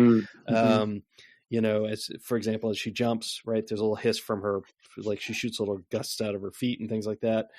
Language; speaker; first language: English; native; English